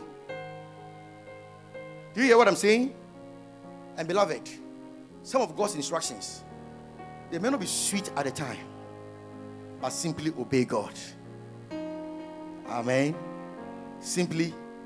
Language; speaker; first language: English; non-native, local second language; Ewe